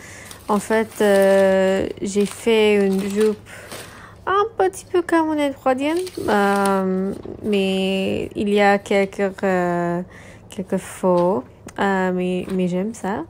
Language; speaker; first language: French; non-native, learner; English